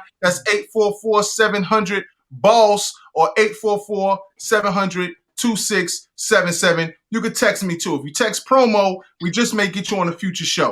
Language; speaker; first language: English; native; English